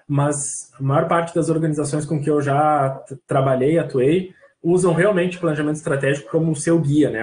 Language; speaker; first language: Portuguese; native; Portuguese